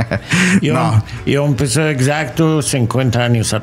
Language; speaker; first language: Spanish; non-native, fluent; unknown